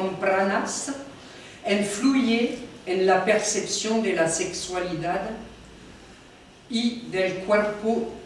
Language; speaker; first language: Spanish; non-native, fluent; French